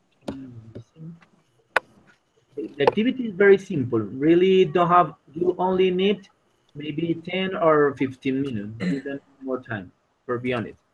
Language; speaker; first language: English; non-native, learner; Spanish